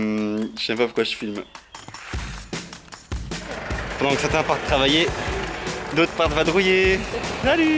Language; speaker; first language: French; native; French